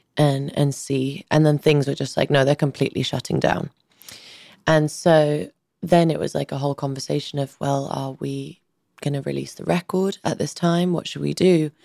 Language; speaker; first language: English; early bilingual, other home language; Albanian